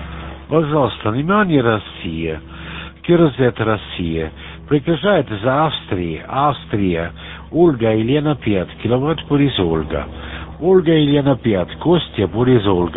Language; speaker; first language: Russian; non-native, learner; German